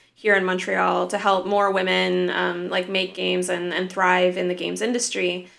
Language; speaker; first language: English; native; English